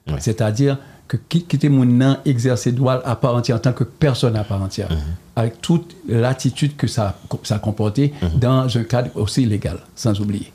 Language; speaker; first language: French; non-native, local second language; Haitian Creole